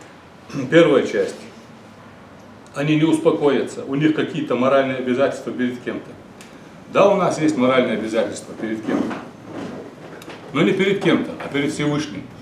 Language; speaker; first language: Russian; non-native, local second language; Ingush